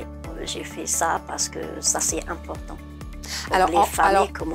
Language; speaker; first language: French; non-native, learner; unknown